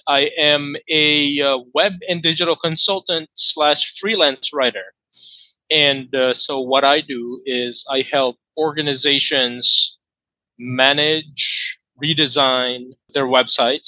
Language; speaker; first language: English; non-native, local second language; Filipino